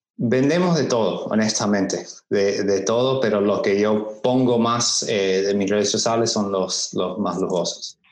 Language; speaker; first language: Spanish; early bilingual, heritage; Spanish